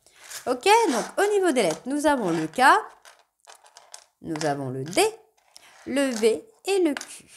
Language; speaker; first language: French; native; French